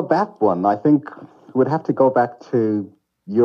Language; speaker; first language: English; non-native, local second language; Shona